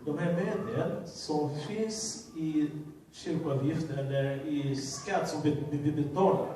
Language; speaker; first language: Swedish; non-native, fluent; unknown